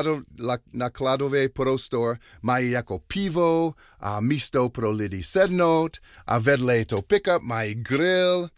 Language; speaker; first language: Czech; non-native, learner; English